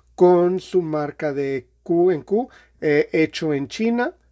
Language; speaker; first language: Spanish; native; Spanish